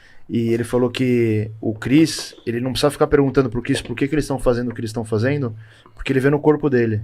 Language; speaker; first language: Portuguese; native; Portuguese